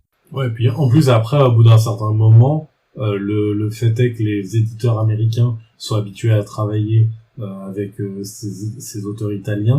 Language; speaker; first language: French; native; French